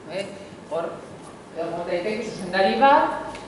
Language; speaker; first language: Basque; native; Basque